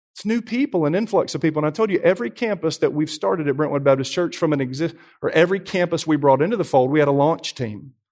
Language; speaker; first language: English; native; English